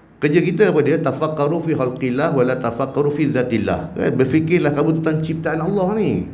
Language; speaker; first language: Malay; native; Malay